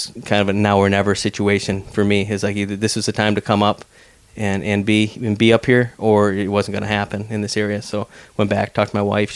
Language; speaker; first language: English; native; English